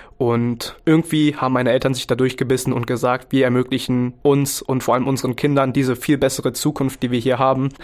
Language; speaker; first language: German; early bilingual, other home language; Vietnamese